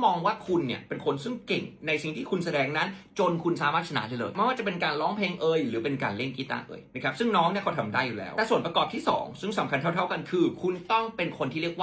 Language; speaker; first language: Thai; native; Thai